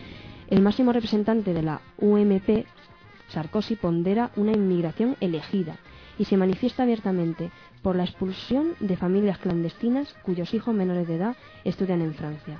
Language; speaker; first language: Spanish; native; Spanish